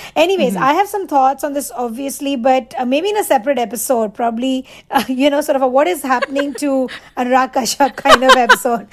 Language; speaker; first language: English; non-native, local second language; Bangla